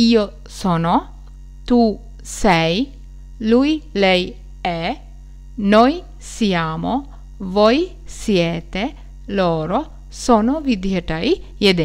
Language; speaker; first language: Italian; non-native, fluent; Sinhala